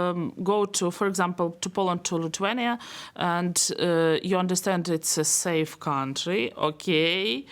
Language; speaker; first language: English; non-native, learner; Belarusian